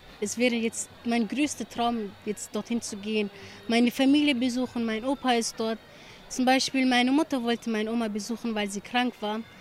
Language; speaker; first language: German; early bilingual, other home language; Kurdish